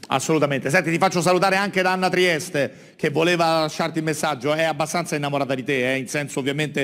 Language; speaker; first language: Italian; native; Italian